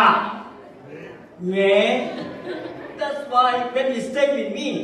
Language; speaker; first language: English; non-native, learner; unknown